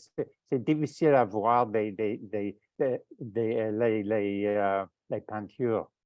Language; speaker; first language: French; non-native, fluent; English